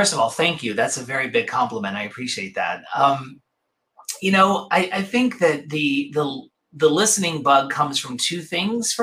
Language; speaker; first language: English; native; English